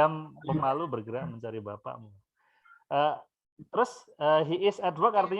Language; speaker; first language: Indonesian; native; Indonesian